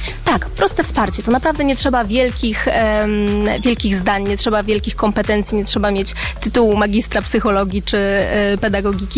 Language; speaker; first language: Polish; native; Polish